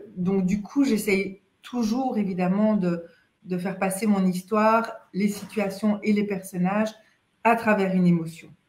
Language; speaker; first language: French; native; French